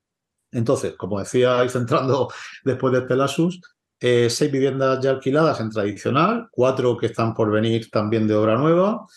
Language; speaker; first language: Spanish; native; Spanish